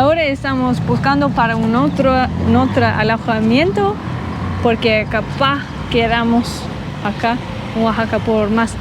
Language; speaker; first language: Spanish; non-native, learner; English